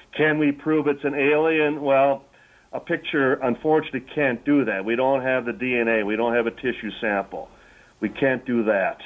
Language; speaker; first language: English; native; English